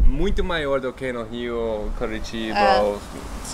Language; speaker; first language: Portuguese; non-native, fluent; English